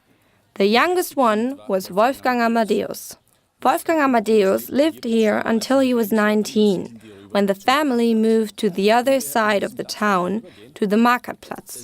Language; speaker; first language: English; non-native, fluent; German